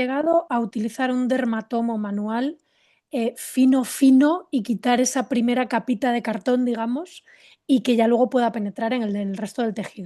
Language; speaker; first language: Spanish; native; Spanish